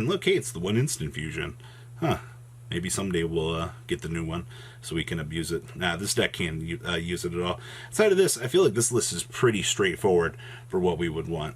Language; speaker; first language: English; native; English